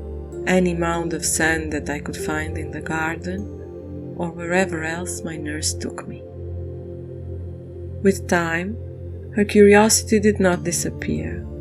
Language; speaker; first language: English; non-native, fluent; French